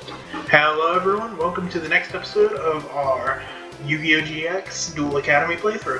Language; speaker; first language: English; native; English